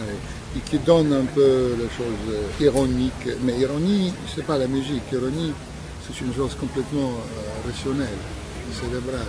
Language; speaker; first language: French; non-native, fluent; Russian